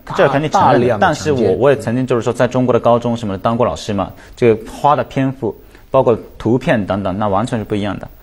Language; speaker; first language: Chinese; non-native, fluent; Japanese